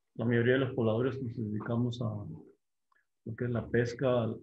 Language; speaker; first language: Spanish; non-native, local second language; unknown